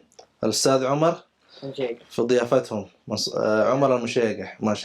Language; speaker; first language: Arabic; non-native, learner; Urdu